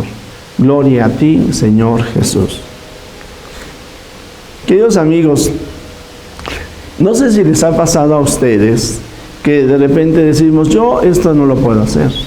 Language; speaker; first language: Spanish; native; Spanish